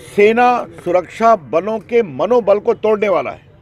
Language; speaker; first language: Hindi; native; Hindi